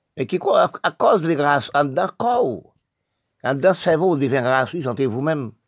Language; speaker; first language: French; non-native, local second language; Haitian Creole